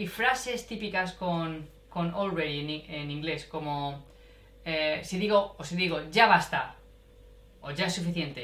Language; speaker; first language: Spanish; native; Spanish